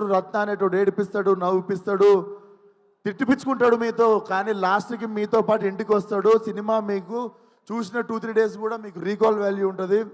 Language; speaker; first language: Telugu; native; Telugu